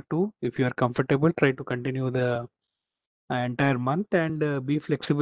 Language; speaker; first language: English; non-native, local second language; Telugu